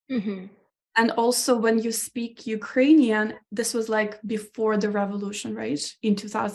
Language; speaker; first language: English; non-native, fluent; Ukrainian